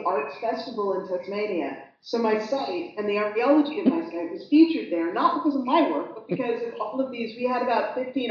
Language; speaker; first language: English; native; English